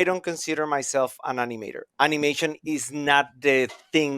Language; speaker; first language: English; non-native, fluent; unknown